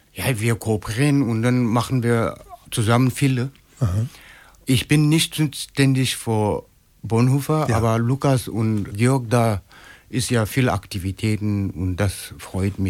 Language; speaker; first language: German; non-native, fluent; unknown